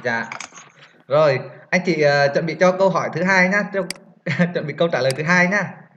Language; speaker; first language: Vietnamese; native; Vietnamese